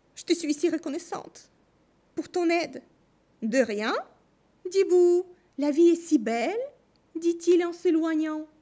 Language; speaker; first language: French; non-native, fluent; Russian